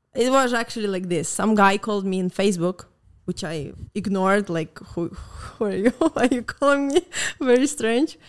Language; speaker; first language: English; non-native, fluent; Russian